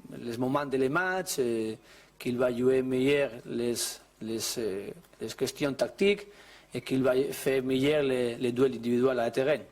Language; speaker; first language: French; non-native, learner; Spanish